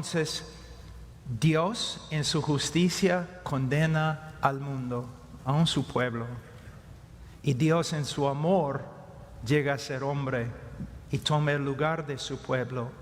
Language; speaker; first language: Spanish; non-native, fluent; English